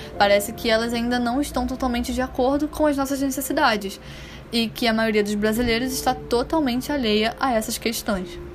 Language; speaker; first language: Portuguese; early bilingual, other home language; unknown